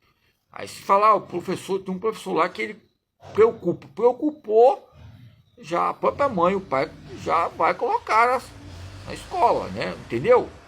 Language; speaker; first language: Portuguese; native; Portuguese